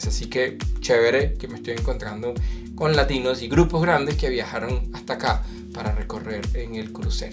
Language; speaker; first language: Spanish; native; Spanish